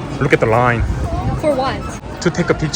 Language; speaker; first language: English; non-native, learner; Korean